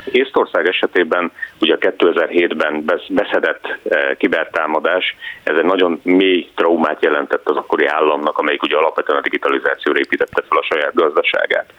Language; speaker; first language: Hungarian; native; Hungarian